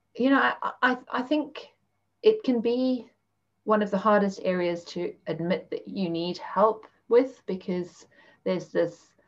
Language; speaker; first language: English; native; English